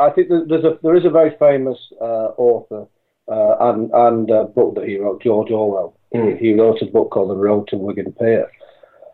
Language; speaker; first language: English; native; English